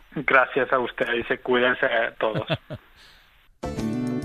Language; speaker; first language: Spanish; non-native, fluent; Finnish